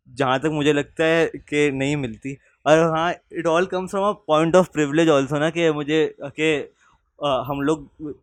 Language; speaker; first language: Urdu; native; Urdu